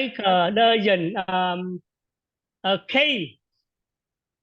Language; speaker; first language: English; non-native, learner; Vietnamese